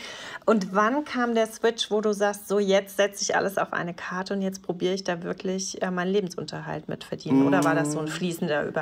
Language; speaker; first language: German; native; German